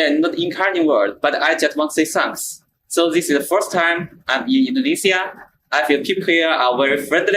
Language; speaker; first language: English; non-native, learner; Chinese